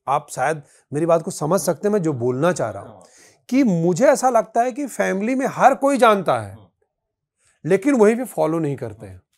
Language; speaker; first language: Hindi; native; Hindi